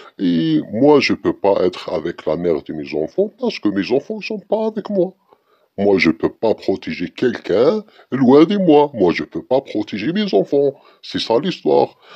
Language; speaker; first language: French; non-native, learner; Arabic